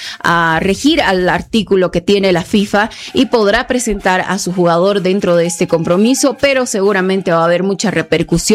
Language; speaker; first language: Spanish; native; Spanish